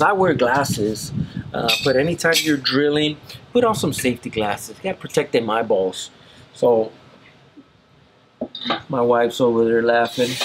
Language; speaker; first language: English; native; English